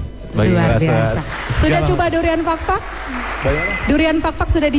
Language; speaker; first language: Indonesian; native; Indonesian